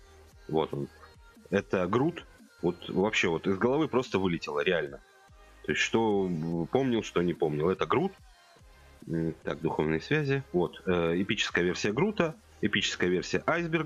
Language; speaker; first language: Russian; native; Russian